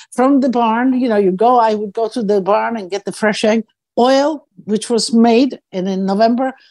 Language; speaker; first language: English; early bilingual, other home language; Croatian